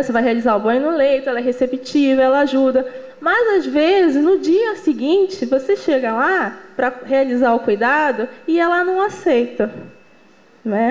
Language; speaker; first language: Portuguese; native; Portuguese